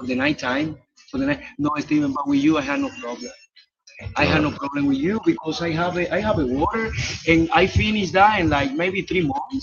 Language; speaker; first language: English; non-native, learner; Spanish